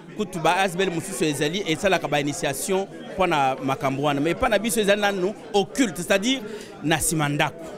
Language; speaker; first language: Lingala; non-native, local second language; Luba-Lulua